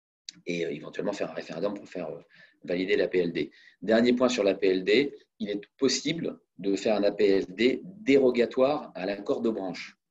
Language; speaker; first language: French; native; French